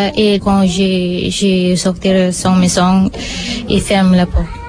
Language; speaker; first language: French; non-native, learner; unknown